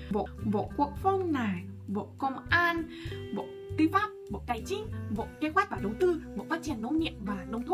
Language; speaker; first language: Vietnamese; non-native, fluent; Russian